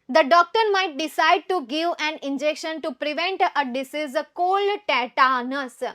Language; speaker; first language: English; non-native, local second language; Gujarati